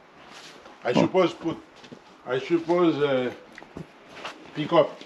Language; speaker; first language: English; non-native, learner; French